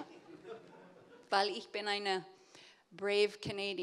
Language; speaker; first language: German; early bilingual, heritage; English